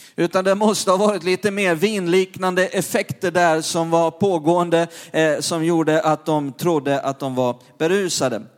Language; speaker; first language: Swedish; native; Swedish